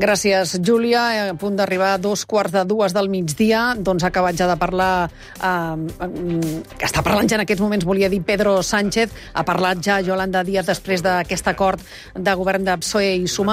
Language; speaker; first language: Catalan; native; Catalan